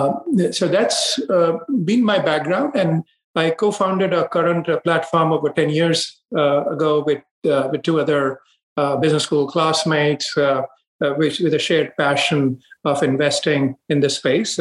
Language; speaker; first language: English; non-native, local second language; Hindi